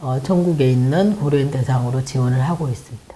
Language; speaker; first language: Korean; native; Korean